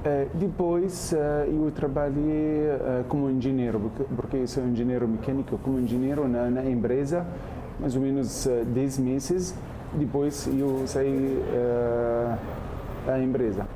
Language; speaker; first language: Portuguese; non-native, learner; Arabic